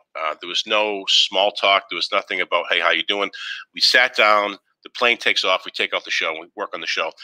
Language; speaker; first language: English; native; English